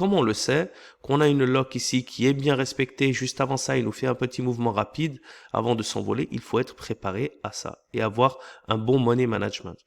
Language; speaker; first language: French; native; French